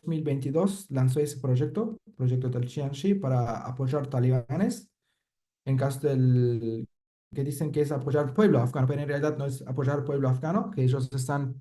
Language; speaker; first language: Spanish; non-native, fluent; Persian